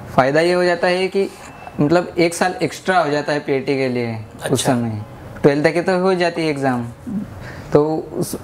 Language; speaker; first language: Hindi; native; Hindi